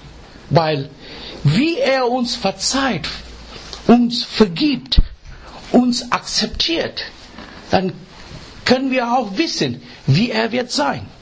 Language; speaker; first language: German; non-native, learner; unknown